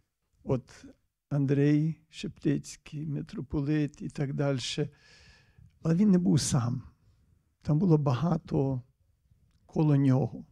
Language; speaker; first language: Ukrainian; early bilingual, heritage; Ukrainian